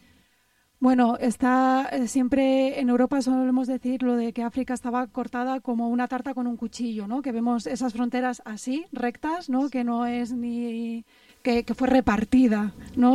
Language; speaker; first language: Spanish; native; Spanish